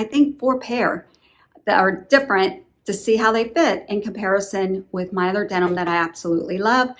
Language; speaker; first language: English; native; English